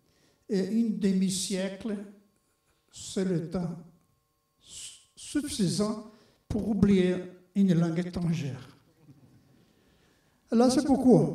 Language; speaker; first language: French; non-native, fluent; Portuguese